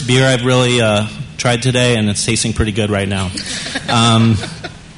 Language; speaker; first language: English; native; English